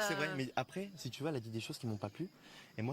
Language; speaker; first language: French; native; French